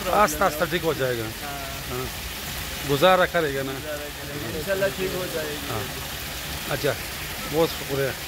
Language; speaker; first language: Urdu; non-native, local second language; Pashto